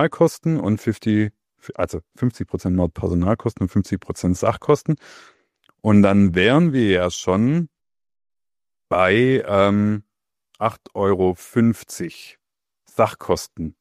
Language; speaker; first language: German; native; German